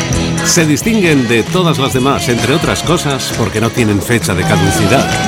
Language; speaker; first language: Spanish; native; Spanish